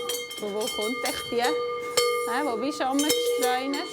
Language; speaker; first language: German; native; German